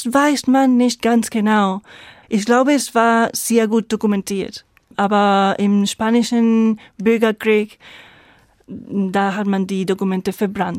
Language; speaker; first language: German; non-native, fluent; Spanish